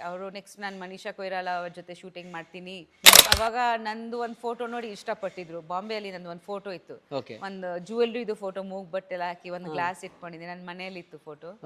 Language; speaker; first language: Kannada; non-native, fluent; Bangla